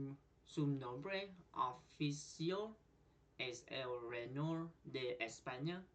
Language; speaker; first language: Spanish; non-native, learner; Vietnamese